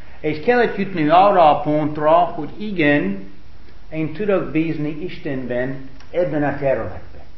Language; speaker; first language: Hungarian; non-native, fluent; English